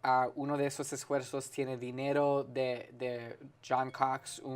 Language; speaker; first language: Spanish; non-native, fluent; English